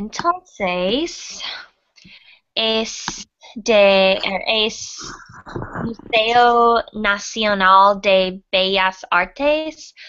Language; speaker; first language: Spanish; non-native, learner; English